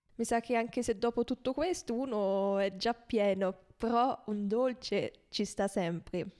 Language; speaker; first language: Italian; non-native, fluent; German